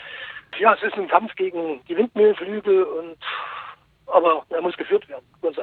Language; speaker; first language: German; native; German